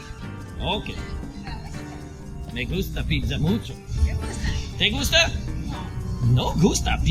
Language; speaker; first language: Spanish; non-native, learner; English